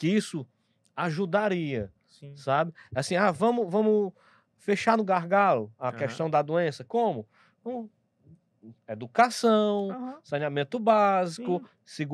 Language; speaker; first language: Portuguese; native; Portuguese